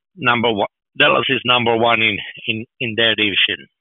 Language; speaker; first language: English; non-native, fluent; Finnish